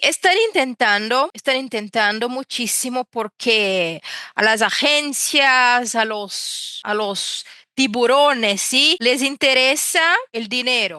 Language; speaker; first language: Spanish; non-native, fluent; Portuguese